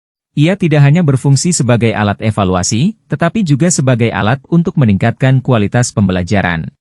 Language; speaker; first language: Indonesian; native; Indonesian